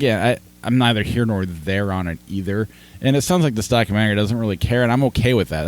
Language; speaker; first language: English; native; English